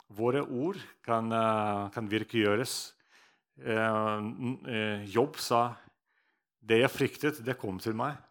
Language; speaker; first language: Norwegian; non-native, fluent; Russian